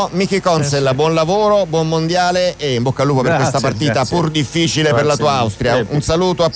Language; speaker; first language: Italian; native; Italian